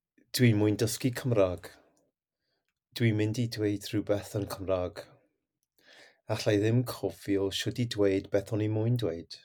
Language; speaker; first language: Welsh; non-native, learner; English